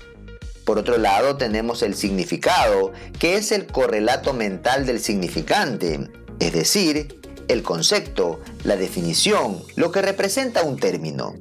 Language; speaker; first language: Spanish; native; Spanish